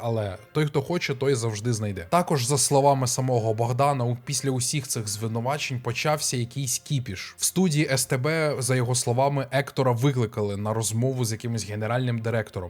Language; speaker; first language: Ukrainian; native; Ukrainian